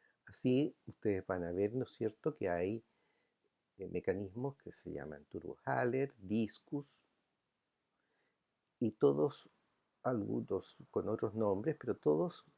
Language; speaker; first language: Spanish; native; Spanish